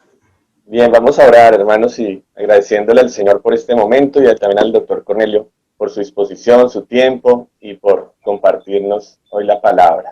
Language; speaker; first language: Spanish; native; Spanish